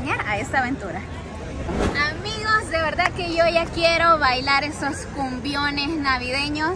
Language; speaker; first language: Spanish; native; Spanish